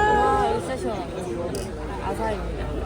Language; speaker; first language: Korean; native; Korean